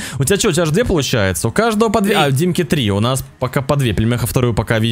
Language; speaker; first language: Russian; native; Russian